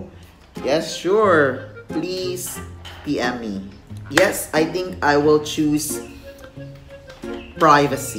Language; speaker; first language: English; non-native, local second language; Filipino